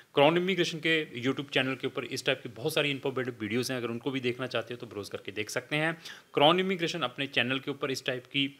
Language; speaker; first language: Hindi; non-native, local second language; Punjabi